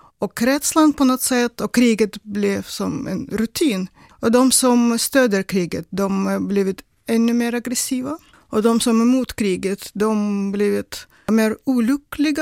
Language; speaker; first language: Swedish; non-native, fluent; Russian